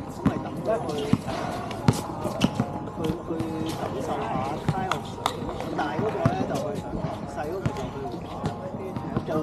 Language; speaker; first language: Cantonese; native; Cantonese